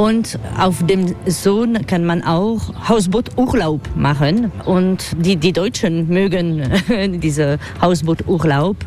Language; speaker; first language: German; non-native, fluent; French